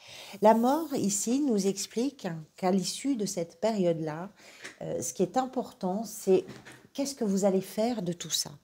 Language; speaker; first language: French; native; French